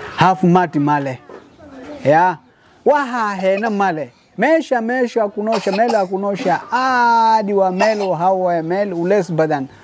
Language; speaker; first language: Somali; non-native, learner; Swahili